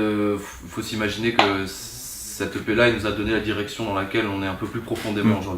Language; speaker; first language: French; native; French